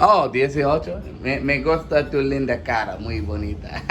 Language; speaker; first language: Spanish; non-native, learner; English